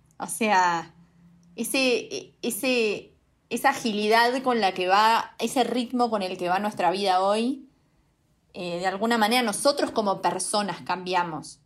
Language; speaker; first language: Spanish; native; Spanish